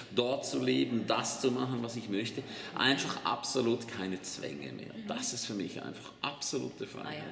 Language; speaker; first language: German; native; German